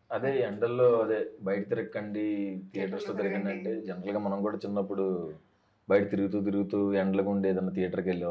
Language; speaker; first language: Telugu; native; Telugu